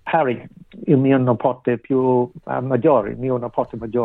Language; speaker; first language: Italian; non-native, learner; English